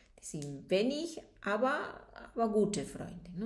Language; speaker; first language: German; non-native, fluent; Spanish